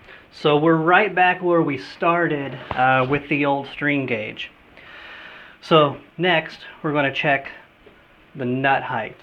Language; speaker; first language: English; native; English